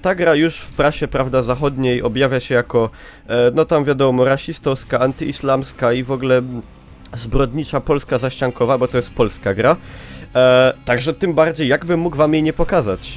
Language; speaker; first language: Polish; native; Polish